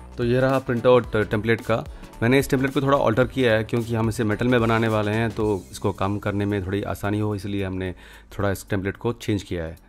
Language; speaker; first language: Hindi; non-native, local second language; Tamil